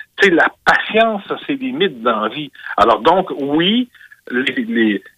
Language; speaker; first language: French; native; French